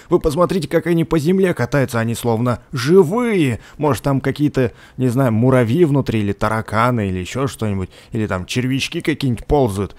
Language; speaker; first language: Russian; native; Russian